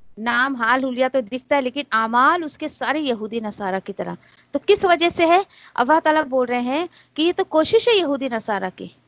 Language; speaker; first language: Urdu; native; Urdu